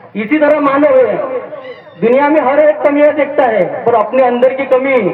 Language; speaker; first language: Hindi; non-native, local second language; Marathi